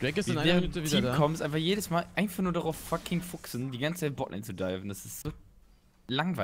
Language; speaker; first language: German; native; German